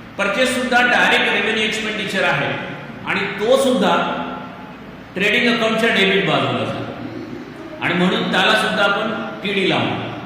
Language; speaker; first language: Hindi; non-native, local second language; Marathi